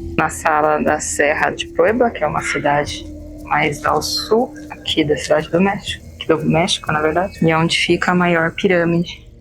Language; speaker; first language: Portuguese; native; Portuguese